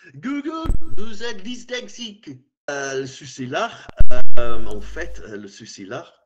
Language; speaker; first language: French; non-native, learner; English